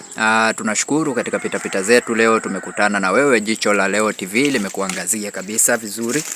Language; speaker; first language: Swahili; native; Swahili